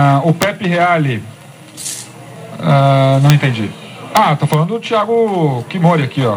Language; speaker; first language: Portuguese; native; Portuguese